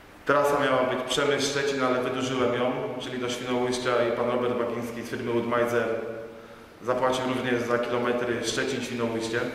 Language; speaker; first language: Polish; native; Polish